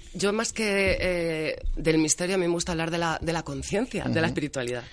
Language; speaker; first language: Spanish; native; Spanish